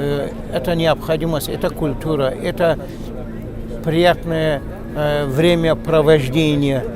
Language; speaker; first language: Russian; non-native, local second language; Tatar